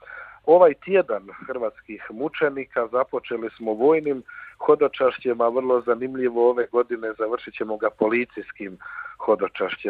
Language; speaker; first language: Croatian; native; Croatian